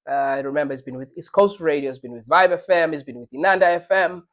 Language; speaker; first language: English; non-native, local second language; Zulu